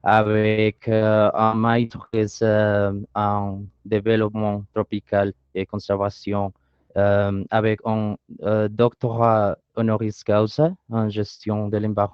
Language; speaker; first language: French; non-native, learner; Spanish